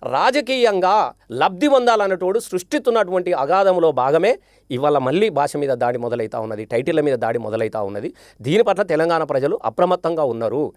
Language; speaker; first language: Telugu; native; Telugu